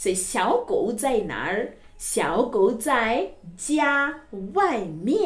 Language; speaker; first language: Chinese; non-native, fluent; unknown